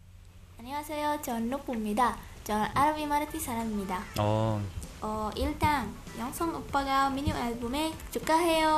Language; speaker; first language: Korean; non-native, learner; Arabic